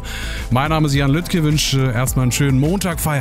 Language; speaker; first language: German; native; German